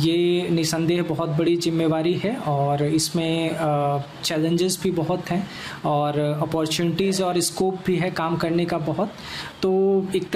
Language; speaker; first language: Hindi; native; Hindi